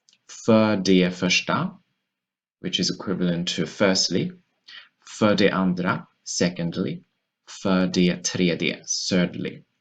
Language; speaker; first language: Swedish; non-native, fluent; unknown